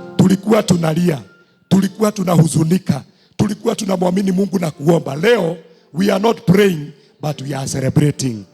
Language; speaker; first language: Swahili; non-native, local second language; Kikuyu